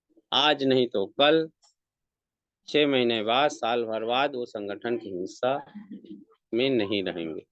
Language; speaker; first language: Hindi; native; Hindi